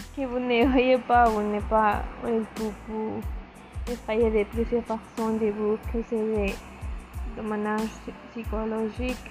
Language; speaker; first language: French; non-native, learner; Spanish